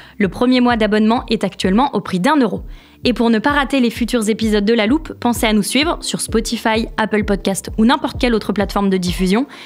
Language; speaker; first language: French; native; French